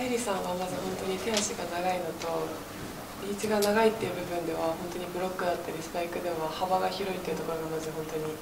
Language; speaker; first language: Japanese; native; Japanese